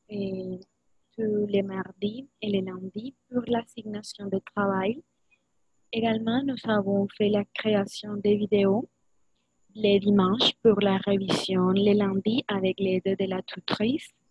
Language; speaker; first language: French; non-native, learner; Spanish